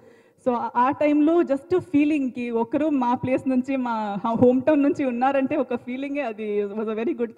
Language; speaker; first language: Telugu; non-native, learner; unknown